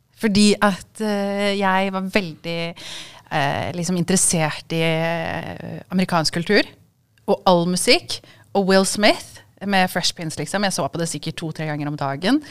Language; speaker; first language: Norwegian; early bilingual, other home language; Kurdish